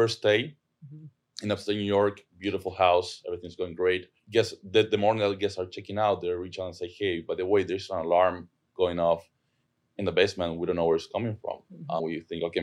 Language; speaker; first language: English; non-native, fluent; Spanish